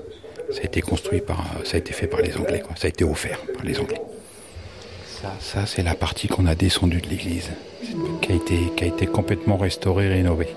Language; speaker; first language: French; native; French